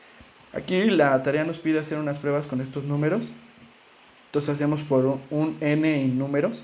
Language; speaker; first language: Spanish; native; Spanish